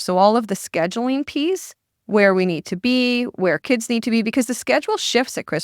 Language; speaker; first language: English; native; English